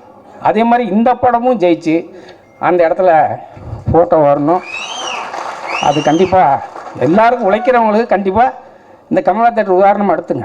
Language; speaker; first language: Tamil; native; Tamil